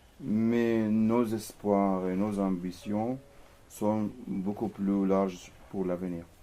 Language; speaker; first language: French; non-native, fluent; Arabic